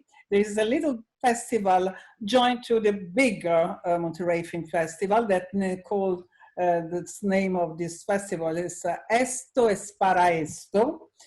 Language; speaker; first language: English; non-native, learner; Italian